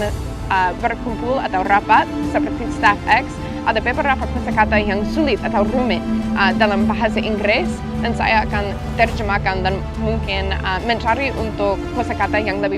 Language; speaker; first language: Indonesian; non-native, fluent; English